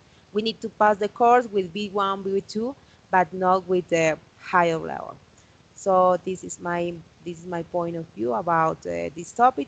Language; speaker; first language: English; non-native, learner; Spanish